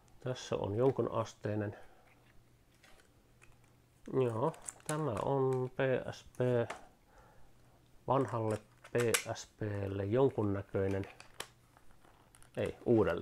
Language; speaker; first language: Finnish; native; Finnish